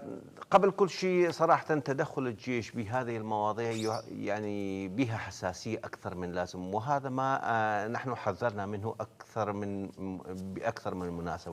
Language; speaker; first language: Arabic; non-native, local second language; Kurdish